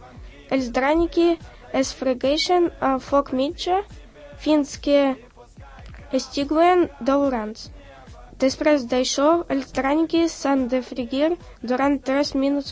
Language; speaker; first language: Catalan; non-native, learner; Russian